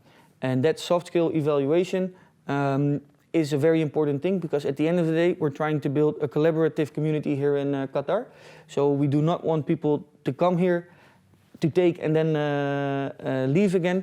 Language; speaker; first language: English; non-native, fluent; Dutch